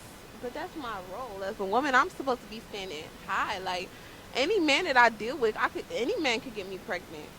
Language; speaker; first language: English; native; English